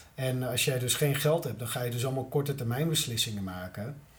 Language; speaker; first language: Dutch; native; Dutch